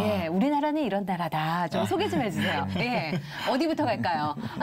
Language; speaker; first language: Korean; native; Korean